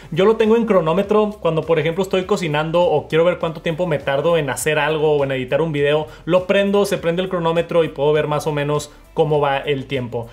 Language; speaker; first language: Spanish; native; Spanish